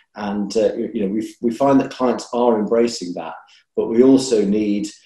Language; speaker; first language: English; native; English